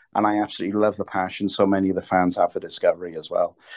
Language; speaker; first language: English; native; English